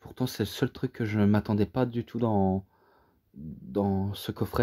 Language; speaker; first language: French; native; French